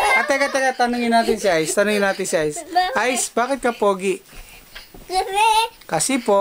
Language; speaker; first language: Filipino; native; Filipino